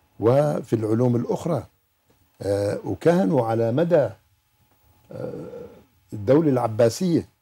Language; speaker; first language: Arabic; native; Arabic